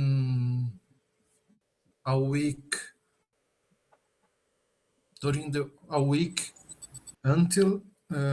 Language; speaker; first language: English; non-native, learner; Portuguese